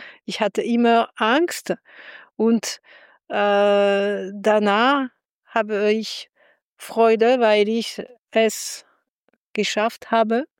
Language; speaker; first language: German; non-native, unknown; French